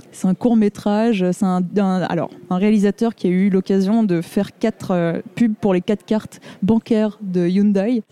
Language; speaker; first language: French; native; French